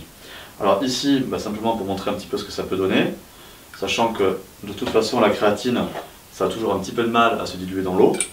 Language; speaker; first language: French; native; French